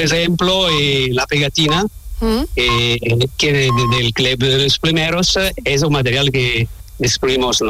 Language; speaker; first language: Spanish; non-native, learner; Italian